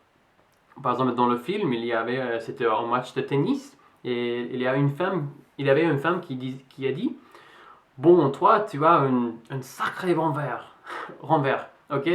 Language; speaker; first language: French; non-native, fluent; English